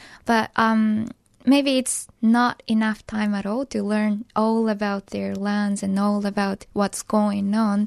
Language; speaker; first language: English; non-native, fluent; Japanese